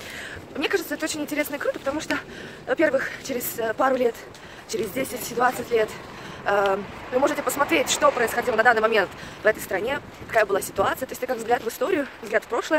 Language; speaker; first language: Russian; native; Russian